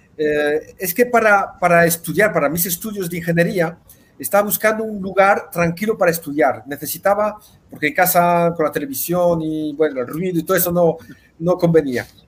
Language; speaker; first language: Spanish; early bilingual, heritage; Spanish